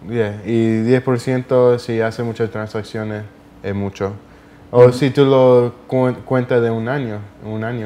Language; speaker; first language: Spanish; early bilingual, heritage; Spanish